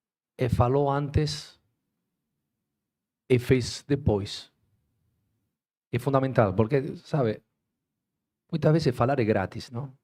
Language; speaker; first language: Portuguese; non-native, fluent; Spanish